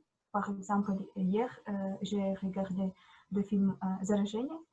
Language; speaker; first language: French; non-native, learner; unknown